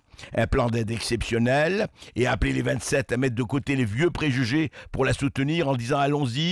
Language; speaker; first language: French; native; French